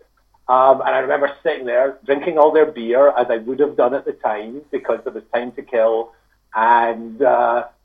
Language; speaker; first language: English; native; English